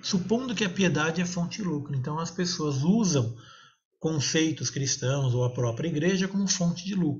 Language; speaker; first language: Portuguese; native; Portuguese